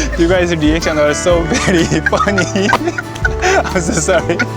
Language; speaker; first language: English; non-native, learner; Korean